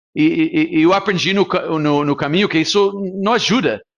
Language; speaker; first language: Portuguese; non-native, fluent; English